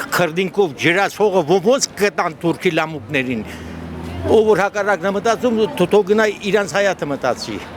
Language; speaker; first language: Armenian; native; Armenian